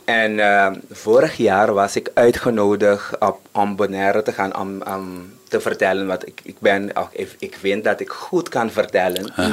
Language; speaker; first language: Dutch; non-native, local second language; Papiamento